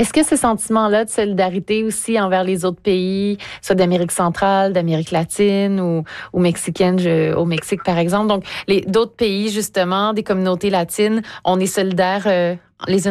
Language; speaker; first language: French; native; French